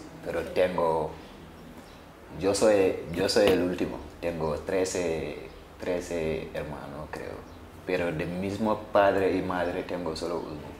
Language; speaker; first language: Spanish; non-native, learner; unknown